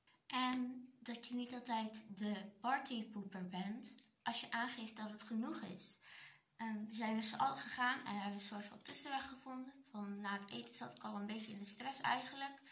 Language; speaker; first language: Dutch; native; Dutch